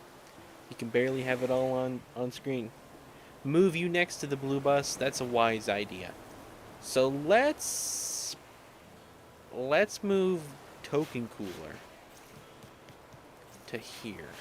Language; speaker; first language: English; native; English